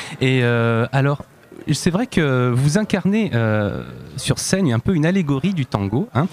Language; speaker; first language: French; native; French